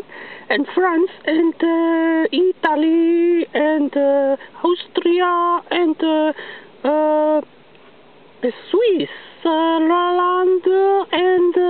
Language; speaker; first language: English; non-native, learner; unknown